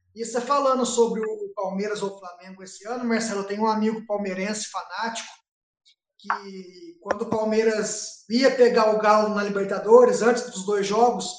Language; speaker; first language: Portuguese; native; Portuguese